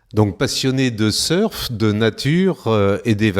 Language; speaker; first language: French; native; French